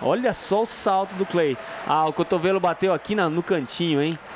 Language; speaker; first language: Portuguese; native; Portuguese